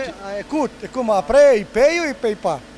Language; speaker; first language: French; non-native, learner; Italian